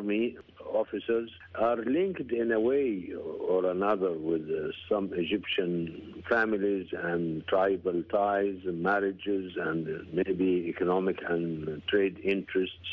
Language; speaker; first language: English; non-native, fluent; Arabic